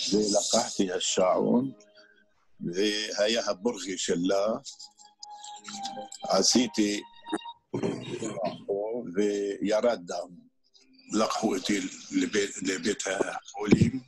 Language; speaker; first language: Hebrew; non-native, fluent; Arabic